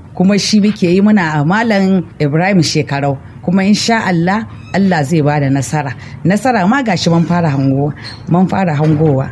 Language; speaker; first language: Hausa; non-native, local second language; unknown